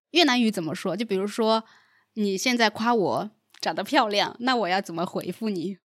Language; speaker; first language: Chinese; native; Chinese